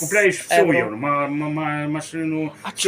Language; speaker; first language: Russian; early bilingual, heritage; Russian